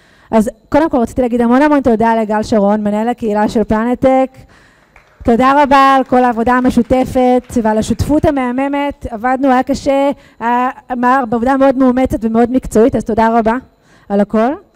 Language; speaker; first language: Hebrew; native; Hebrew